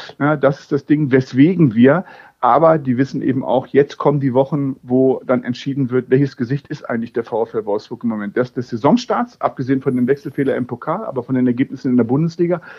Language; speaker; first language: German; native; German